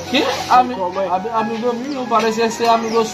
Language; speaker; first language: Spanish; non-native, learner; Haitian Creole